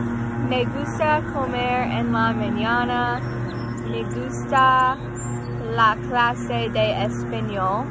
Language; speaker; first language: Spanish; non-native, learner; English